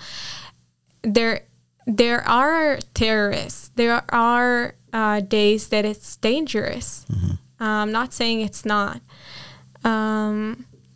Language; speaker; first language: English; non-native, fluent; Hebrew